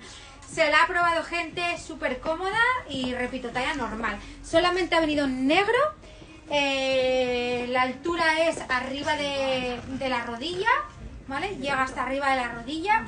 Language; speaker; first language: Spanish; native; Spanish